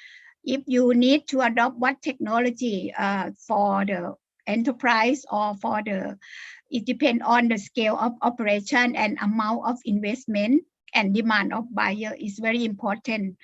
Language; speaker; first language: English; non-native, learner; Thai